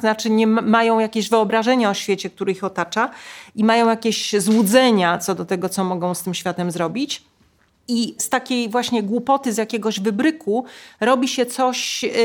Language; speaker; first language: Polish; native; Polish